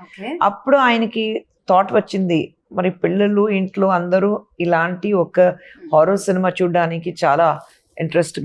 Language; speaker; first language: Telugu; non-native, local second language; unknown